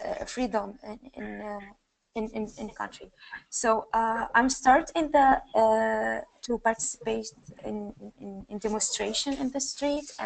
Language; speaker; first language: English; non-native, learner; Arabic